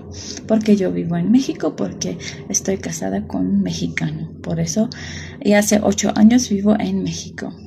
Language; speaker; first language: Spanish; non-native, fluent; Armenian